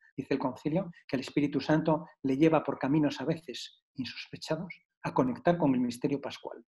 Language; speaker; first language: Spanish; native; Spanish